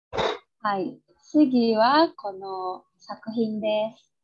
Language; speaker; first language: Japanese; non-native, fluent; Indonesian